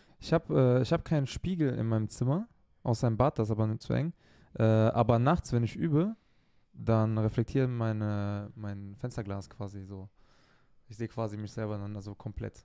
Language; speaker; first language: German; native; German